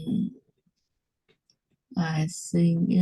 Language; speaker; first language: English; non-native, learner; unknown